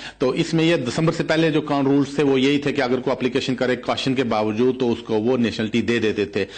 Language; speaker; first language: Urdu; native; Urdu